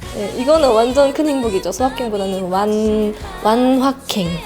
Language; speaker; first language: Korean; native; Korean